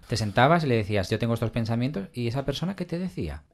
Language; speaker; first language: Spanish; native; Spanish